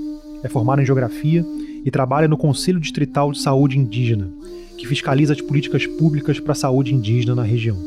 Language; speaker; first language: Portuguese; native; Portuguese